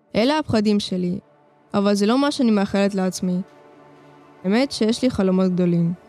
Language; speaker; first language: Hebrew; native; Hebrew